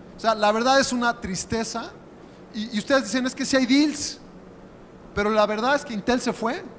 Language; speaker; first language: Spanish; native; Spanish